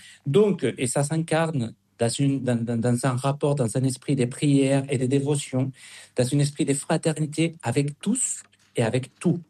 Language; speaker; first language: French; non-native, fluent; Spanish